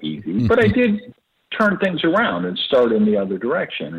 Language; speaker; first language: English; native; English